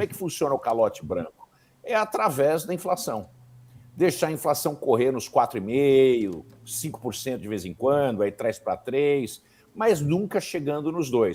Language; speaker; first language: Portuguese; native; Portuguese